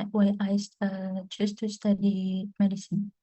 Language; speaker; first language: English; non-native, fluent; Indonesian